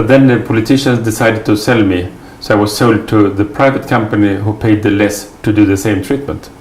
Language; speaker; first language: English; non-native, fluent; Swedish